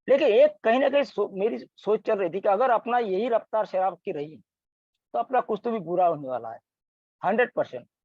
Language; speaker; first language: Hindi; non-native, local second language; Marathi